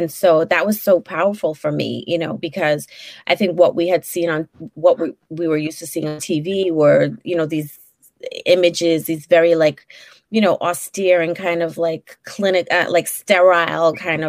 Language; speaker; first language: English; native; English